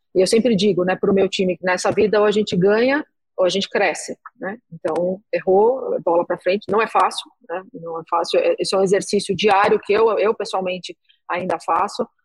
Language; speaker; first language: Portuguese; native; Portuguese